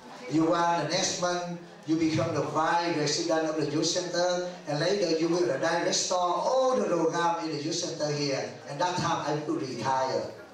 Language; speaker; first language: English; non-native, learner; Vietnamese